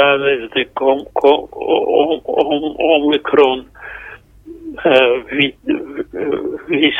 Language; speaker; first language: Spanish; non-native, fluent; English